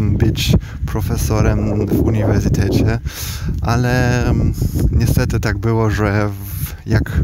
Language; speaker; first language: Polish; early bilingual, heritage; Polish